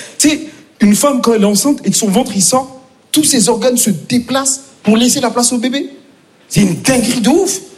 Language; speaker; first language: French; native; French